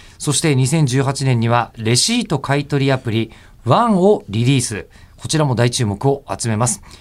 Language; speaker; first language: Japanese; native; Japanese